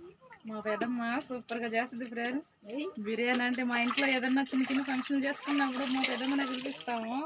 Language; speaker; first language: Telugu; native; Telugu